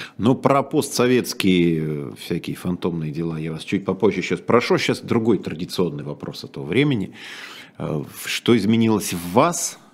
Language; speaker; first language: Russian; native; Russian